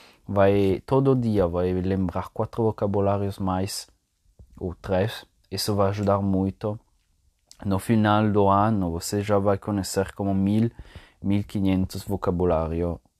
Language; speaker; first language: Portuguese; non-native, fluent; Italian